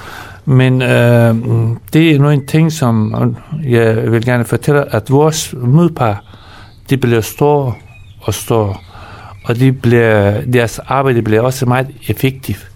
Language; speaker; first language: Danish; non-native, fluent; Persian